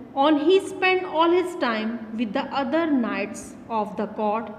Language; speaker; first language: English; non-native, local second language; Hindi